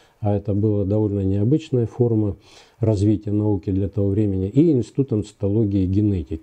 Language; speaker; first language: Russian; native; Russian